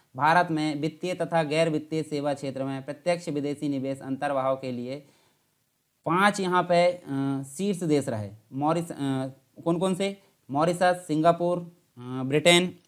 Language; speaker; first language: Hindi; native; Hindi